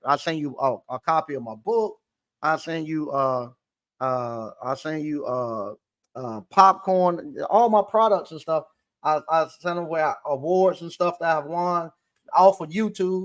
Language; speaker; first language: English; native; English